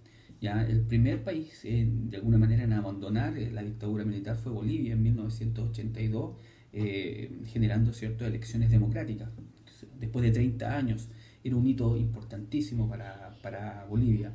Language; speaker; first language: Spanish; native; Spanish